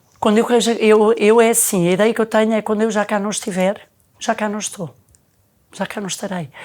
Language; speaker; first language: Portuguese; native; Portuguese